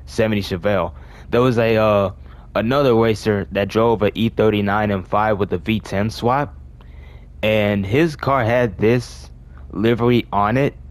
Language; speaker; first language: English; native; English